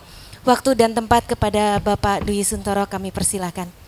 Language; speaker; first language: Indonesian; native; Indonesian